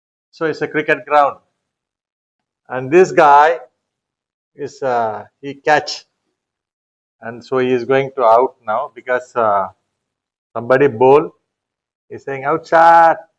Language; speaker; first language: English; non-native, local second language; Tamil